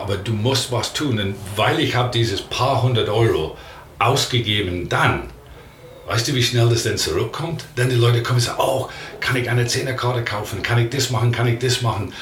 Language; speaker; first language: German; non-native, learner; English